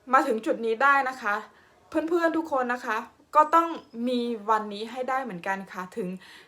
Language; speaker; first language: Thai; non-native, local second language; Khmer